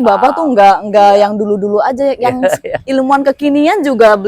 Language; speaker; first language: Indonesian; native; Indonesian